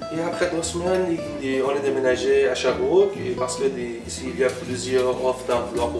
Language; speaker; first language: French; non-native, learner; Persian